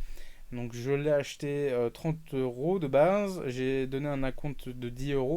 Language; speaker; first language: French; native; French